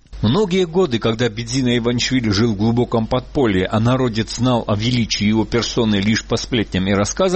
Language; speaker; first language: Russian; native; Russian